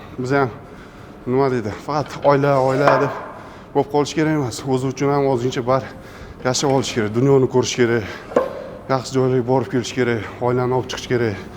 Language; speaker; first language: Uzbek; non-native, local second language; Russian